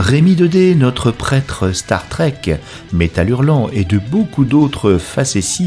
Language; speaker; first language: French; native; French